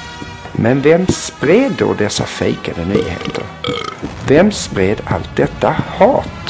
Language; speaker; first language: Swedish; native; Swedish